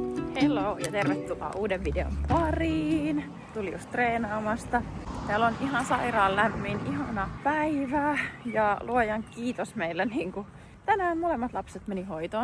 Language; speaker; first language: Finnish; native; Finnish